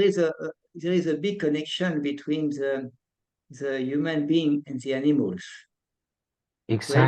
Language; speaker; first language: English; non-native, fluent; French